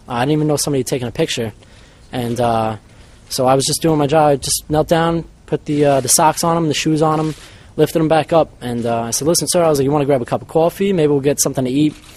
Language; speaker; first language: English; native; English